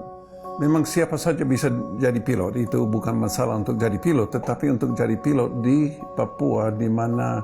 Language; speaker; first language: Indonesian; non-native, fluent; English